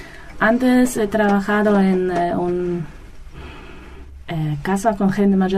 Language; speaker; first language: Spanish; non-native, learner; German